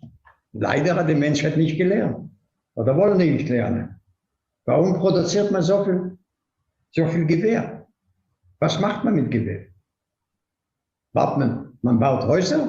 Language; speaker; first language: German; non-native, fluent; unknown